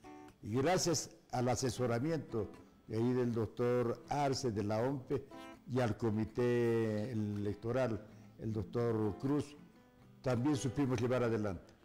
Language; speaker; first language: Spanish; native; Spanish